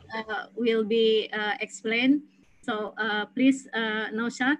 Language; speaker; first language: English; non-native, fluent; Indonesian